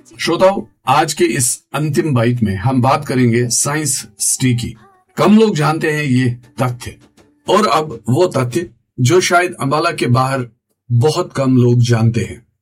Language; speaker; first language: Hindi; non-native, local second language; Kashmiri